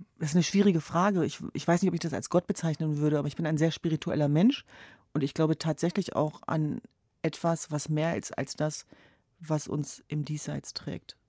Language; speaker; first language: German; early bilingual, other home language; Kurdish